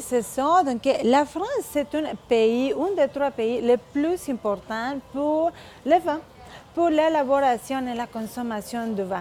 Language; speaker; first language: French; non-native, fluent; Spanish